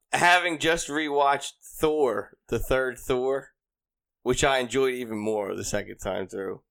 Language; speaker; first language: English; native; English